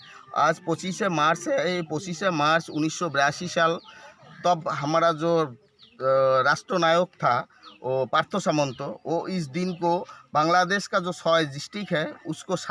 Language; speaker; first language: Hindi; non-native, local second language; Bangla